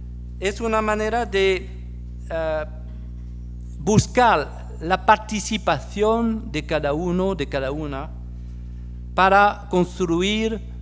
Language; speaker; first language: Spanish; non-native, fluent; French